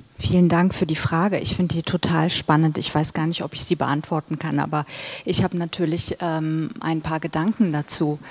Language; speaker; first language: German; early bilingual, other home language; Turkish